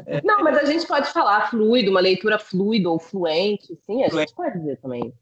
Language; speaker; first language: Portuguese; native; Portuguese